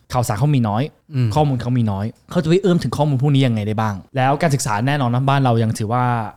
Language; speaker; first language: Thai; early bilingual, heritage; Thai